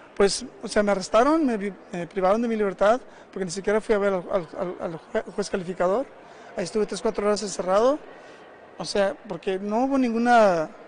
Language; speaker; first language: Spanish; native; Spanish